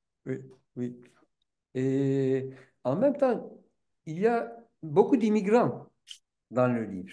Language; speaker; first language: French; non-native, fluent; Turkish